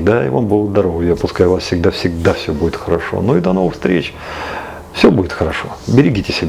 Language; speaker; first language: Russian; native; Russian